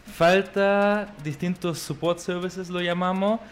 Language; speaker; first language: Spanish; non-native, fluent; German